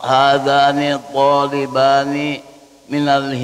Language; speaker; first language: Arabic; non-native, learner; Indonesian